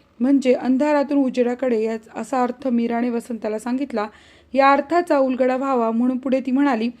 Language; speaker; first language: Marathi; native; Marathi